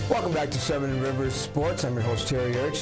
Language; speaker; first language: English; native; English